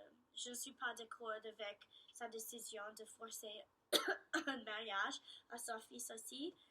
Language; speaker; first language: French; non-native, learner; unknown